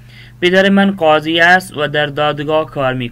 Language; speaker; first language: Persian; non-native, fluent; Urdu